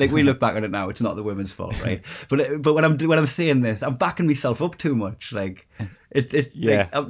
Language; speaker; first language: English; native; English